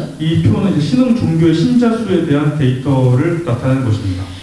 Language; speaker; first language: Korean; native; Korean